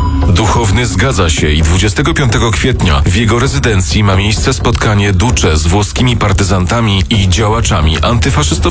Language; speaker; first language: Polish; native; Polish